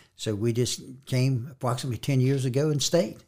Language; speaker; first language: English; native; English